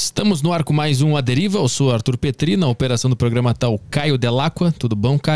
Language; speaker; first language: Portuguese; native; Portuguese